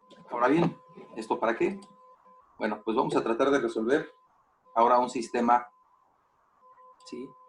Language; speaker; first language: Spanish; native; Spanish